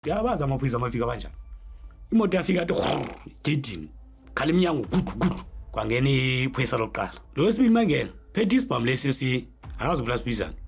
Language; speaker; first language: Zulu; native; Zulu